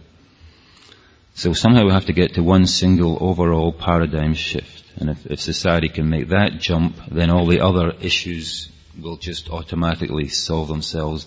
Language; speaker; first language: English; native; English